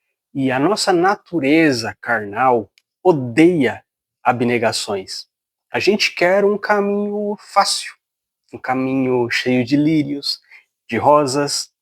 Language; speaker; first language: Portuguese; native; Portuguese